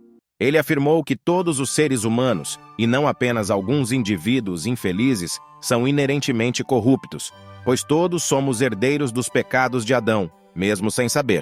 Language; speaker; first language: Portuguese; native; Portuguese